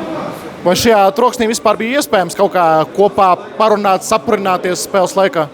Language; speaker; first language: Latvian; native; Latvian